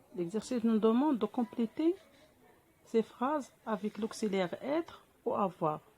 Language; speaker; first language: French; non-native, local second language; Arabic